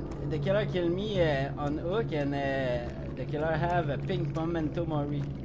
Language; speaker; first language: English; non-native, learner; French